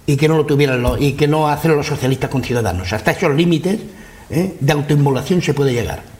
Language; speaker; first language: Spanish; non-native, local second language; Catalan